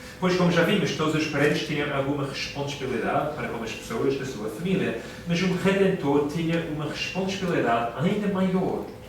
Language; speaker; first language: Portuguese; non-native, fluent; English